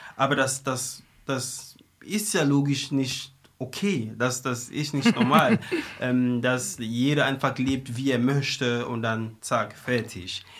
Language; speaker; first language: German; non-native, fluent; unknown